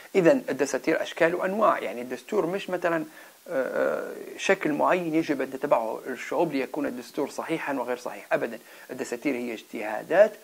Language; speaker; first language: Arabic; non-native, local second language; Berber languages